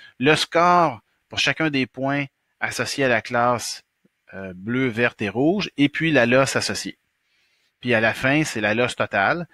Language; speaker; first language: French; native; French